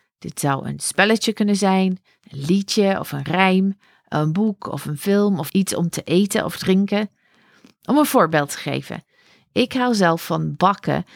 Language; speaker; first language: Dutch; non-native, fluent; English